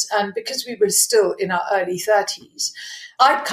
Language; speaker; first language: English; non-native, local second language; Punjabi